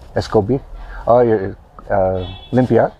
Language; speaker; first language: Spanish; non-native, learner; English